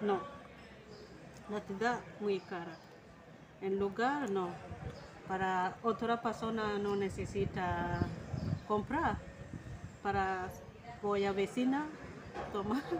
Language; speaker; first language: Spanish; non-native, learner; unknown